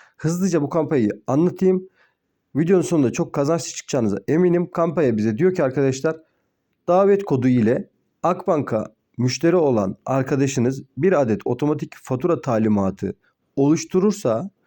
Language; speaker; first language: Turkish; native; Turkish